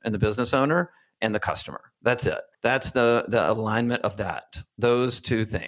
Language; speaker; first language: English; native; English